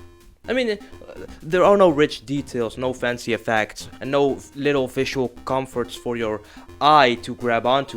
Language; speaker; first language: English; non-native, fluent; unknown